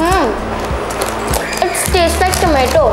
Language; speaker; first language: English; non-native, local second language; Hindi